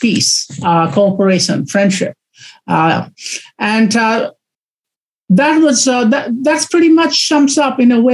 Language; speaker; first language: English; non-native, local second language; Odia